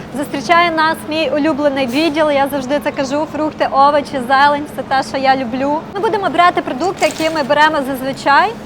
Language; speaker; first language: Ukrainian; non-native, local second language; Russian